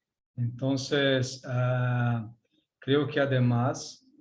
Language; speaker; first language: Spanish; non-native, learner; Portuguese